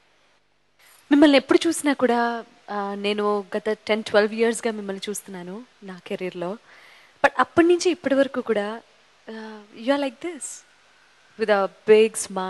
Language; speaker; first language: Telugu; native; Telugu